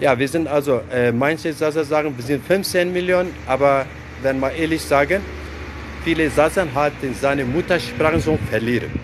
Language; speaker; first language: German; non-native, learner; Zaza